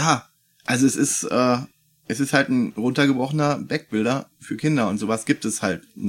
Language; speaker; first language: German; native; German